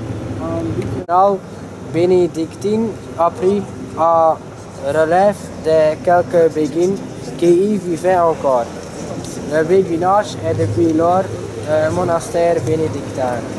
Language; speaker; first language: French; non-native, learner; Dutch